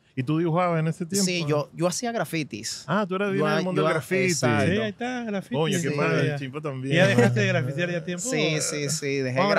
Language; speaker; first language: Spanish; native; Spanish